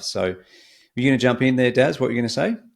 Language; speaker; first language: English; native; English